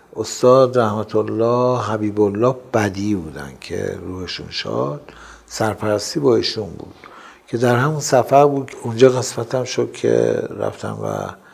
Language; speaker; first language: Persian; non-native, local second language; Azerbaijani